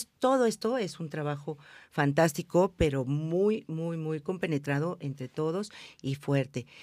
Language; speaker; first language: Spanish; native; Spanish